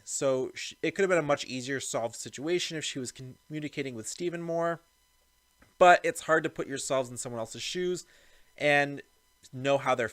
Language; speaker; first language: English; native; English